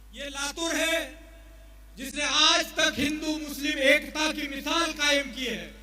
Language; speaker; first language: Hindi; non-native, local second language; Marathi